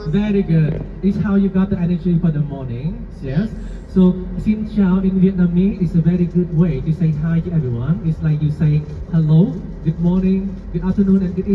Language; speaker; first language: English; non-native, fluent; Vietnamese